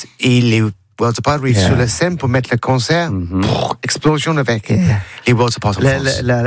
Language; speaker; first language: French; non-native, learner; English